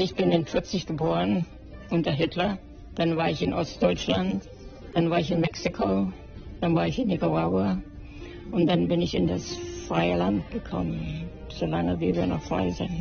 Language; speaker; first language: German; native; German